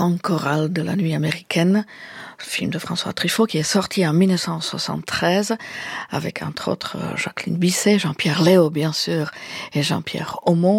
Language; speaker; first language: French; native; French